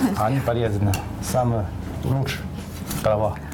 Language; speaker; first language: Russian; non-native, learner; Chinese